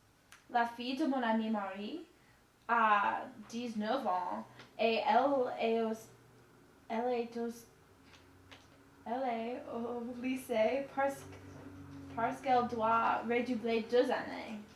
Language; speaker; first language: French; non-native, learner; English